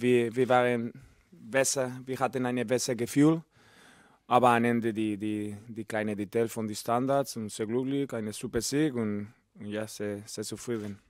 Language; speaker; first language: German; non-native, learner; Spanish